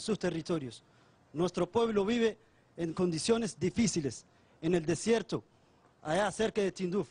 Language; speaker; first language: Spanish; non-native, fluent; Arabic